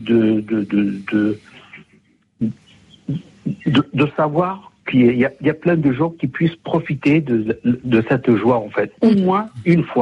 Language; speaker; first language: French; non-native, local second language; Kabyle